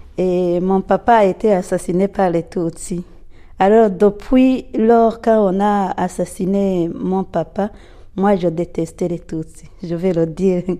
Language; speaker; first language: French; non-native, local second language; Rundi